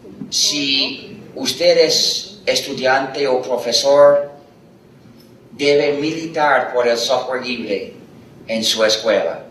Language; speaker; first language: Spanish; non-native, fluent; English